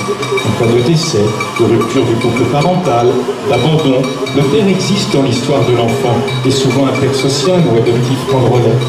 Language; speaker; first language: French; native; French